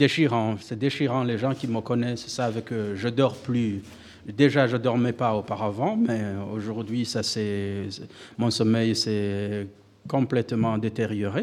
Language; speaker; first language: French; non-native, local second language; Rundi